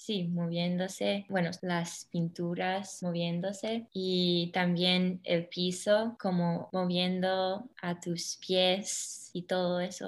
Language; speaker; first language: Spanish; early bilingual, heritage; English